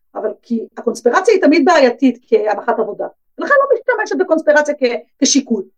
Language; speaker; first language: Hebrew; native; Hebrew